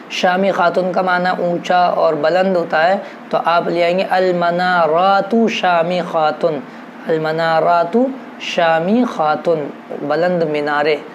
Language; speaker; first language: Urdu; native; Urdu